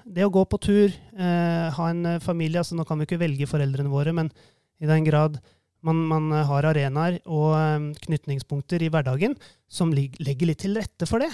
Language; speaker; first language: Norwegian; native; Norwegian